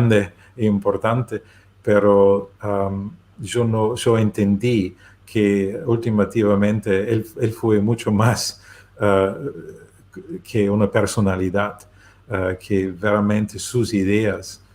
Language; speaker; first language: Spanish; non-native, learner; German